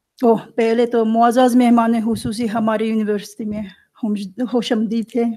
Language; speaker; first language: Hindi; non-native, fluent; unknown